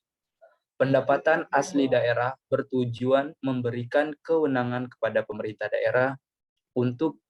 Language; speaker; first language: Indonesian; native; Indonesian